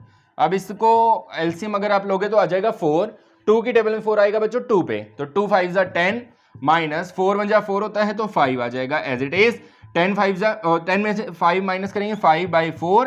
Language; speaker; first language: Hindi; native; Hindi